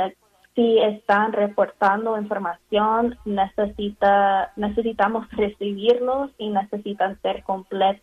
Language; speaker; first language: Spanish; non-native, fluent; English